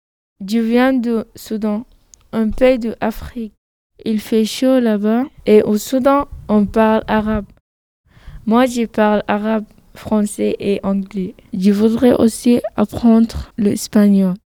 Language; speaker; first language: French; non-native, learner; Arabic